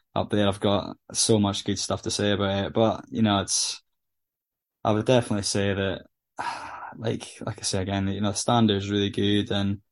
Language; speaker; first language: English; native; English